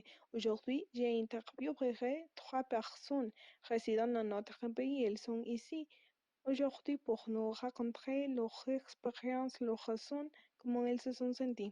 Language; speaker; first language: French; non-native, learner; Spanish